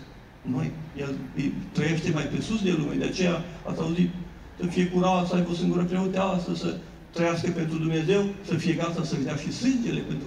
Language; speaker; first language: Romanian; native; Romanian